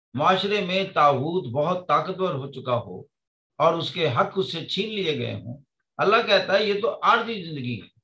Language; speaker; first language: Urdu; non-native, local second language; Punjabi